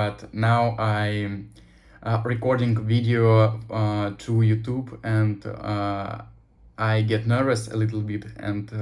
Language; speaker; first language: English; non-native, learner; Russian